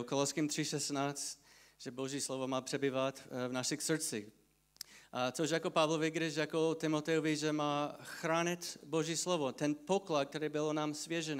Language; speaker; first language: Czech; non-native, fluent; English